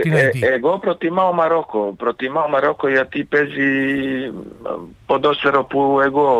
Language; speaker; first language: Greek; non-native, fluent; Serbian